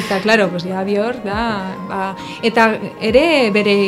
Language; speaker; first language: Basque; non-native, local second language; Spanish